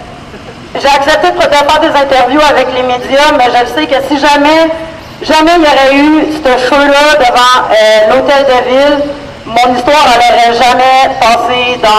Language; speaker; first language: French; native; French